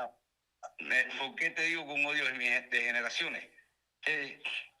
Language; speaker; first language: Spanish; native; Spanish